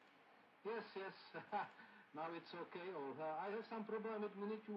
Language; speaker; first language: English; non-native, learner; Czech